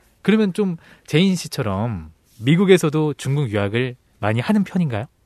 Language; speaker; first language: Korean; native; Korean